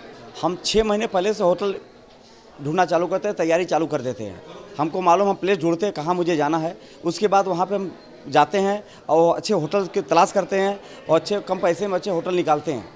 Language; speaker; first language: Hindi; native; Hindi